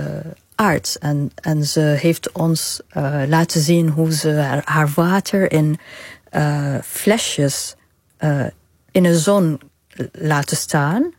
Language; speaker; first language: Dutch; non-native, fluent; Arabic